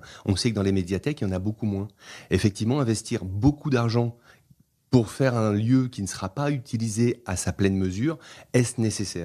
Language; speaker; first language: French; native; French